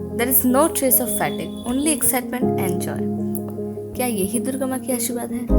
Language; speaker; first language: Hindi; non-native, local second language; Bangla